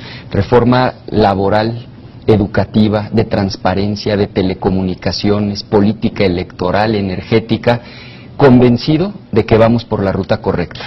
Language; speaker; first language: Spanish; native; Spanish